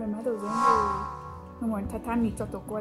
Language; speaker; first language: Japanese; non-native, learner; English